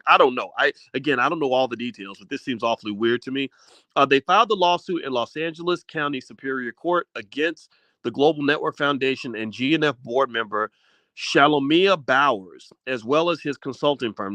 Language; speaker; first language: English; native; English